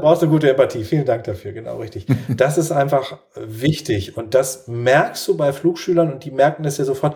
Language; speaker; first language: German; native; German